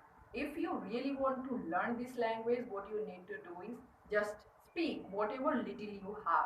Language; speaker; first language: English; non-native, learner; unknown